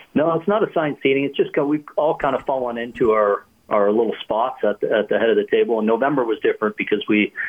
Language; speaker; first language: English; native; English